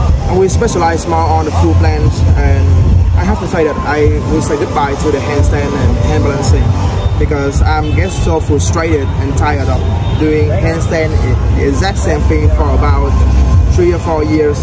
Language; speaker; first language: English; non-native, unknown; Vietnamese